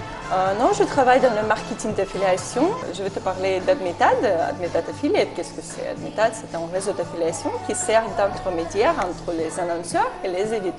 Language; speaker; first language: French; non-native, fluent; Ukrainian